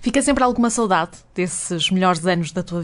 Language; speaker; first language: Portuguese; native; Portuguese